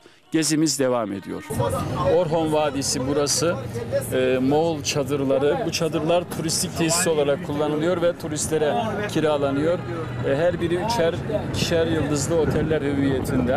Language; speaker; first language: Turkish; native; Turkish